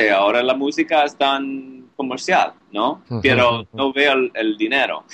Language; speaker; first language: Spanish; non-native, learner; English